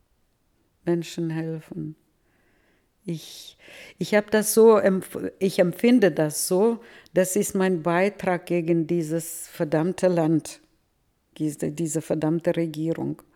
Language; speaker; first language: German; early bilingual, heritage; Russian